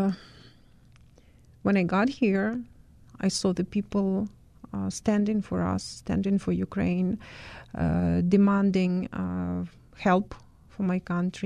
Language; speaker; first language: English; non-native, fluent; Ukrainian